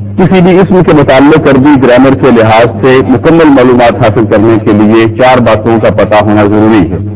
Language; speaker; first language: Urdu; non-native, local second language; Punjabi